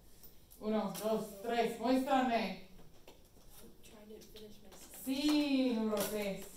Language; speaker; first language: Spanish; non-native, fluent; English